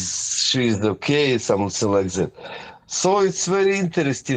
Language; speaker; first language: English; non-native, fluent; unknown